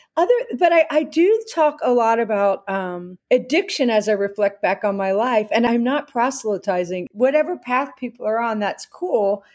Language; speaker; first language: English; native; English